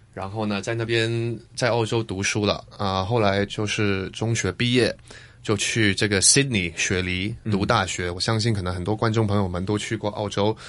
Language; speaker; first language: Chinese; non-native, fluent; Cantonese